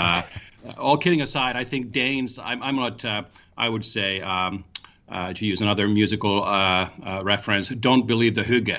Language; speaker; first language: English; non-native, fluent; Finnish